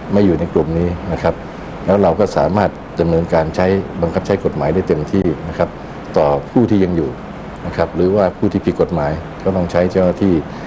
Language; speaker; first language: Thai; native; Thai